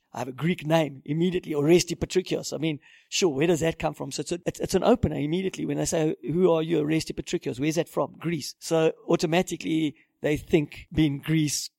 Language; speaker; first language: English; native; English